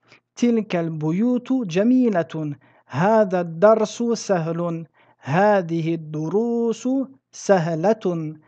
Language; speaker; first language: Arabic; non-native, fluent; French